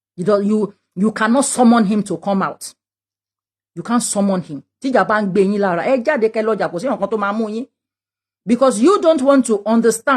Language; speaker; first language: English; non-native, local second language; Yoruba